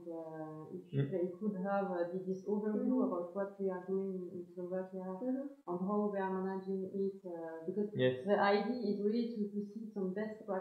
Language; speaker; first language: English; non-native, fluent; French